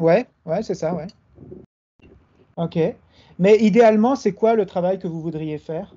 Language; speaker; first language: French; native; French